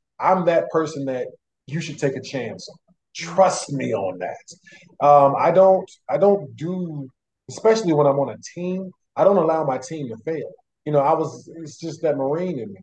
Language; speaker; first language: English; native; English